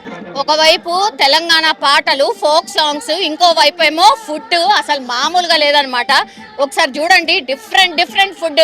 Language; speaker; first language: Telugu; native; Telugu